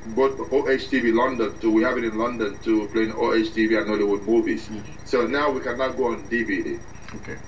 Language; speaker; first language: English; non-native, local second language; Igbo